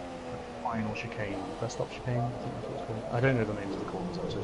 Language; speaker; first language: English; native; English